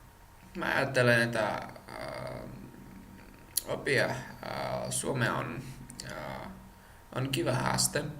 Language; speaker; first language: Finnish; non-native, learner; Czech